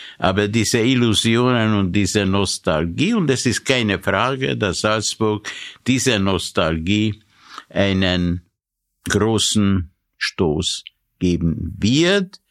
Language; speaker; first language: German; non-native, fluent; Hungarian